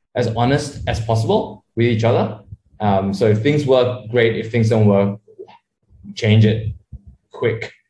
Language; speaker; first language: English; native; English